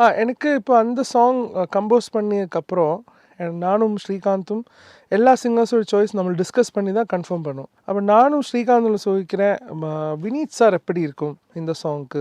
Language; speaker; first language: Tamil; non-native, learner; Malayalam